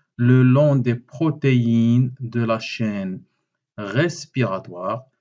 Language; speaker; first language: French; non-native, local second language; Arabic